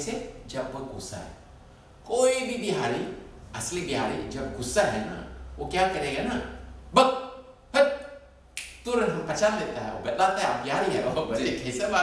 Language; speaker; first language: Hindi; non-native, fluent; English